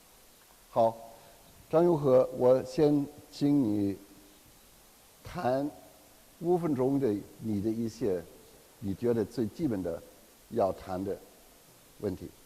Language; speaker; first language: Chinese; non-native, fluent; German